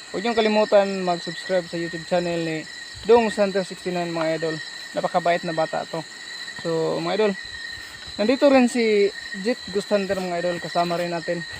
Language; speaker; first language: Filipino; non-native, local second language; Cebuano